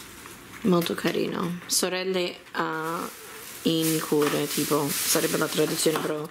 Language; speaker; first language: Italian; early bilingual, heritage; Italian